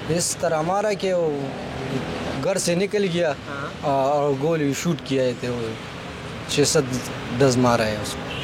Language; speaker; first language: Urdu; non-native, local second language; Pashto